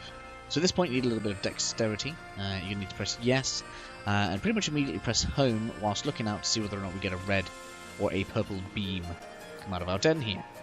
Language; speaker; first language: English; native; English